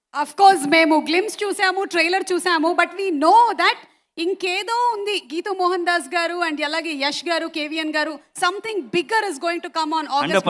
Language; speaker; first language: Telugu; native; Telugu